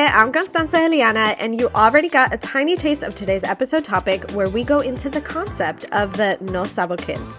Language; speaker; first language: English; native; English